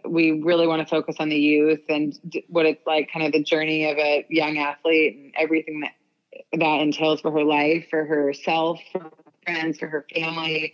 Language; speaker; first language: English; native; English